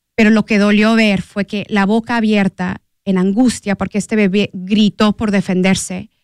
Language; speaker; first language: Spanish; early bilingual, heritage; Spanish